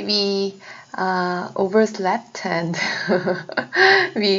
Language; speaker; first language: English; non-native, learner; Korean